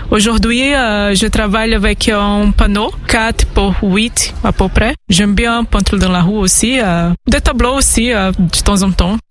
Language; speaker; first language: French; non-native, fluent; Portuguese